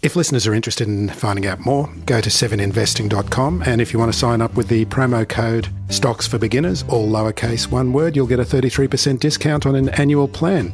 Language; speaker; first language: English; native; English